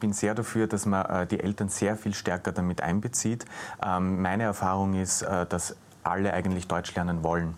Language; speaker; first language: German; native; German